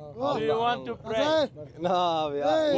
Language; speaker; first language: English; non-native, learner; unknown